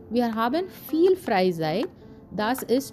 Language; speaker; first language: German; non-native, fluent; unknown